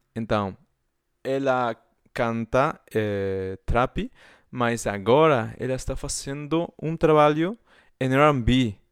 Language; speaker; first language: Portuguese; non-native, fluent; Spanish